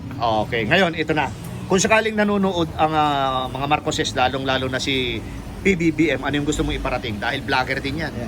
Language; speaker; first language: Filipino; non-native, local second language; Bikol